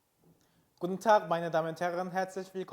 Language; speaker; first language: German; non-native, fluent; Korean